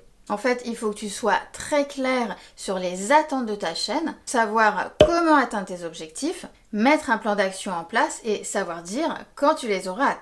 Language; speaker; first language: French; native; French